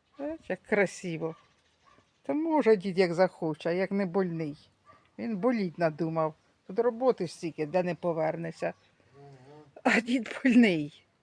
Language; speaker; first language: Ukrainian; native; Ukrainian